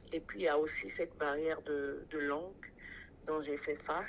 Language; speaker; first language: French; non-native, local second language; Sango